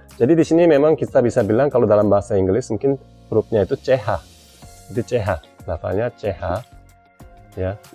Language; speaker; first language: Indonesian; non-native, fluent; Korean